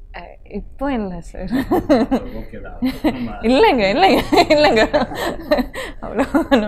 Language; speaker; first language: Tamil; non-native, learner; Kodava